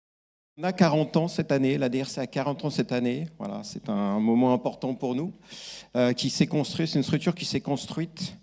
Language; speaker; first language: French; native; French